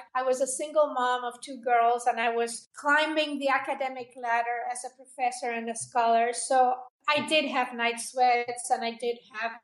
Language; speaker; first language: English; non-native, fluent; Spanish